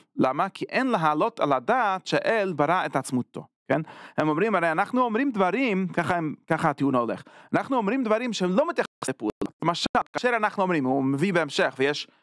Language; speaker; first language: Hebrew; non-native, fluent; English